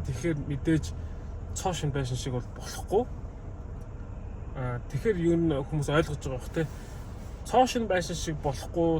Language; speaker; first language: Mongolian; native; Mongolian